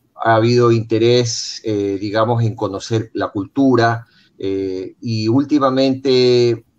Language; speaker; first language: Spanish; native; Spanish